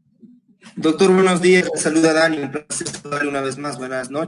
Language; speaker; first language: Spanish; native; Spanish